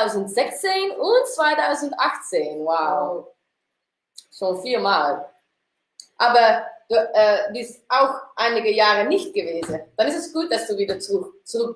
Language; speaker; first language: German; non-native, learner; Dutch